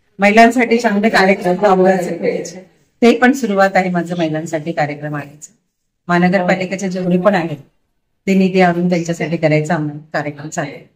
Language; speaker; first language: Marathi; non-native, local second language; Telugu